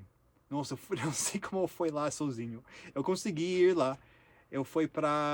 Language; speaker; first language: Portuguese; non-native, learner; English